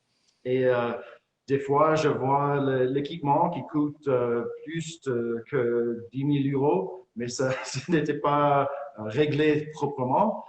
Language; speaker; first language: French; non-native, fluent; English